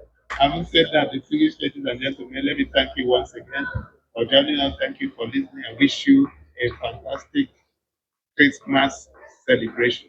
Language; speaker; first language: English; non-native, local second language; Igbo